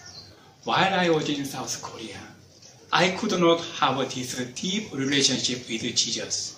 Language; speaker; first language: English; non-native, fluent; Korean